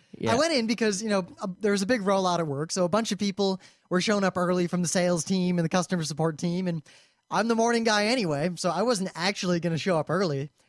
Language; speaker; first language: English; native; English